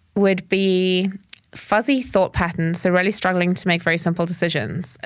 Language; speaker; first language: English; native; English